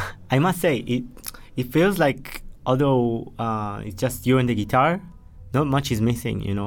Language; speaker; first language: English; non-native, fluent; Hebrew